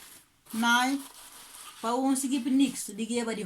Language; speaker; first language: German; non-native, learner; Kabuverdianu